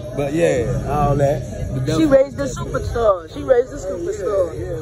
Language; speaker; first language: English; native; English